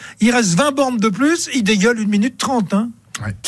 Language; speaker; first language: French; native; French